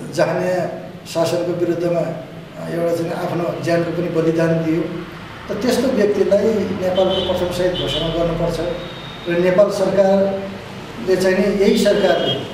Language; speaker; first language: Nepali; non-native, local second language; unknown